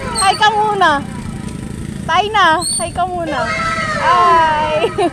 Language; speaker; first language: Filipino; non-native, local second language; Waray